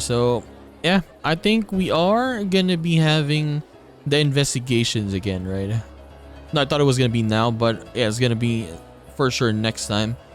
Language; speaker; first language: English; native; English